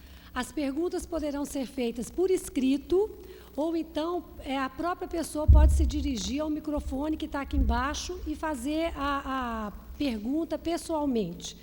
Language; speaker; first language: Portuguese; native; Portuguese